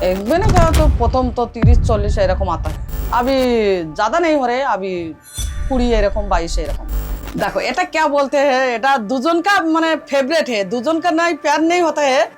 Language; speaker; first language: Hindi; non-native, local second language; Bangla